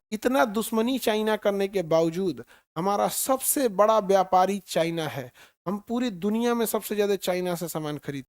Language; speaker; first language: Hindi; native; Hindi